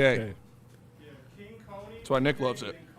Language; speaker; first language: English; native; English